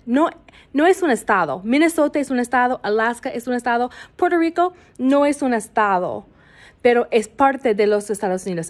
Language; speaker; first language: Spanish; non-native, learner; English